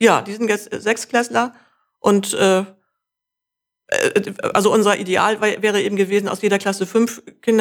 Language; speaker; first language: German; native; German